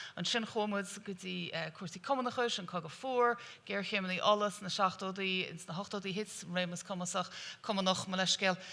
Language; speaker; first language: Irish; native; Irish